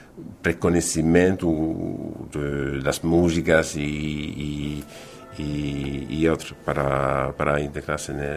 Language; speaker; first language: Portuguese; non-native, fluent; Finnish